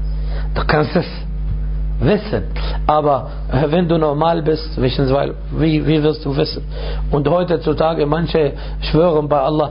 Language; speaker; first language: German; non-native, fluent; Arabic